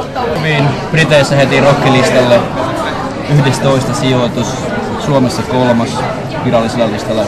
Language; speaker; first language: Finnish; native; Finnish